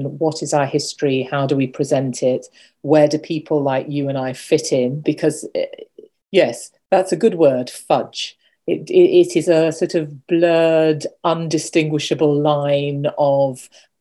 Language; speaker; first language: English; native; English